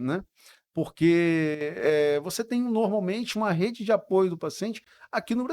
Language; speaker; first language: Portuguese; native; Portuguese